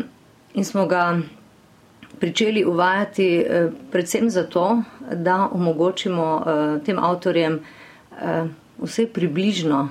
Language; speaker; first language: Slovenian; native; Slovenian